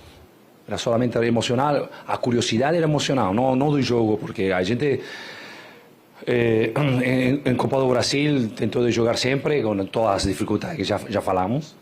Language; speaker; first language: Portuguese; non-native, fluent; Spanish